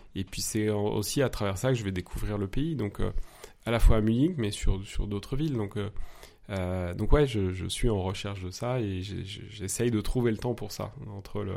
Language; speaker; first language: French; native; French